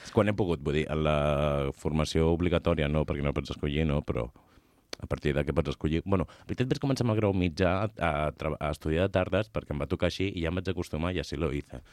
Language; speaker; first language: Catalan; native; Catalan